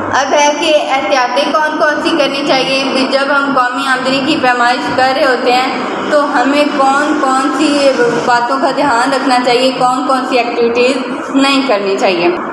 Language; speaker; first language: Urdu; non-native, local second language; Punjabi